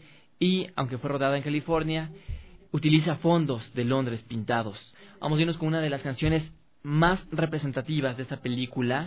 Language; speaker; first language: Spanish; native; Spanish